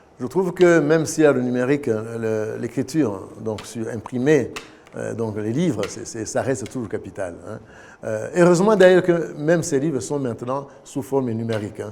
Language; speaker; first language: French; non-native, local second language; Kinyarwanda